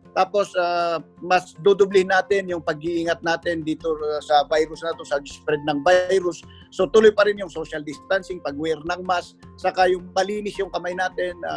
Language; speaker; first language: Filipino; non-native, local second language; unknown